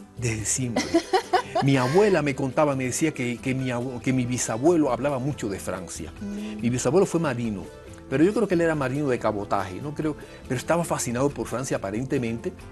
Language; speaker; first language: Spanish; native; Spanish